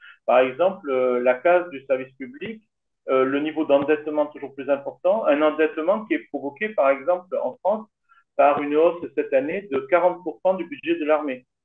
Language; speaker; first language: French; native; French